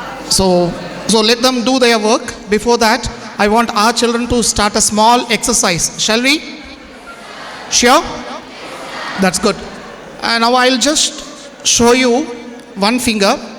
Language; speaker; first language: English; non-native, local second language; Tamil